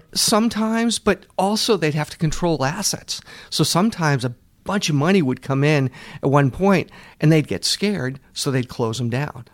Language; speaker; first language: English; native; English